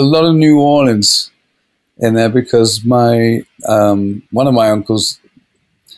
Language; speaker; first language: English; native; English